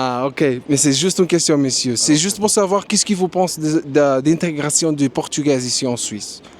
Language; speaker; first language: French; non-native, learner; Portuguese